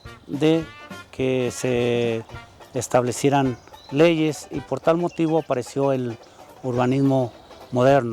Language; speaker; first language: Spanish; native; Spanish